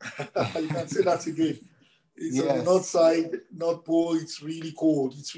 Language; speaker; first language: English; non-native, local second language; Yoruba